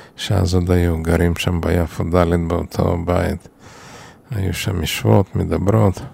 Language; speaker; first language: Hebrew; non-native, fluent; Yiddish